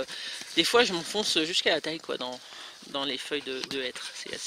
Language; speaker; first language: French; native; French